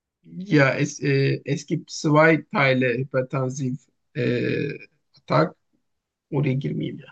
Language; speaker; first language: German; non-native, learner; Turkish